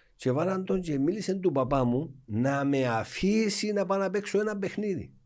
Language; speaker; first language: Greek; native; Greek